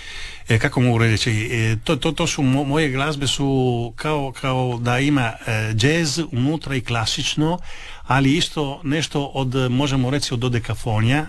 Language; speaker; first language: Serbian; early bilingual, heritage; Italian